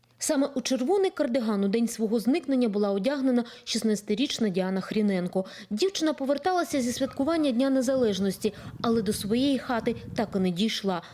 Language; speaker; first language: Ukrainian; native; Ukrainian